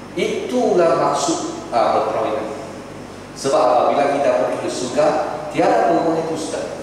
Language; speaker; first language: Malay; non-native, local second language; Chinese